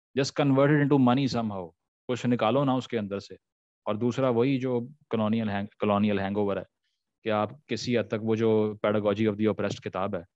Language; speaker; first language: Urdu; native; Urdu